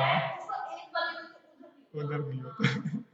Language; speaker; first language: Hindi; native; Hindi